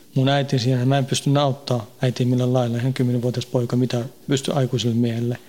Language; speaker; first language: Finnish; early bilingual, heritage; Finnish